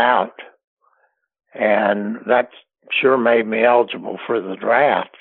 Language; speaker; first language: English; native; English